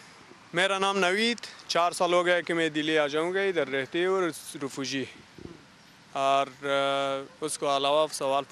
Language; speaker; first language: Hindi; non-native, learner; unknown